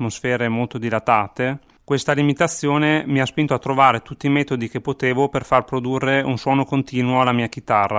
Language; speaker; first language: Italian; native; Italian